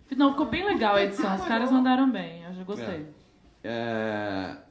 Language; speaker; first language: Portuguese; native; Portuguese